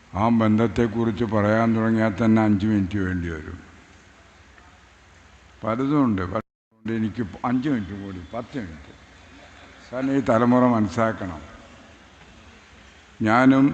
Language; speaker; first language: Malayalam; native; Malayalam